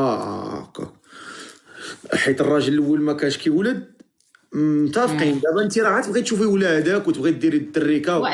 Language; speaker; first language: Arabic; native; Arabic